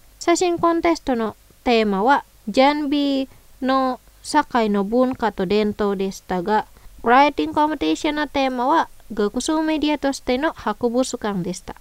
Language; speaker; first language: Japanese; non-native, fluent; Indonesian